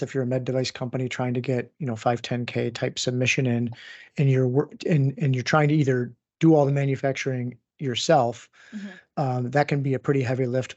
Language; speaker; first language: English; native; English